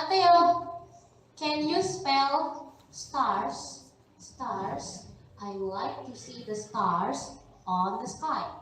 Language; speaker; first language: English; non-native, fluent; Indonesian